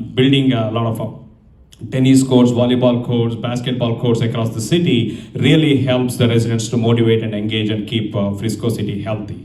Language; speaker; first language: English; non-native, local second language; Telugu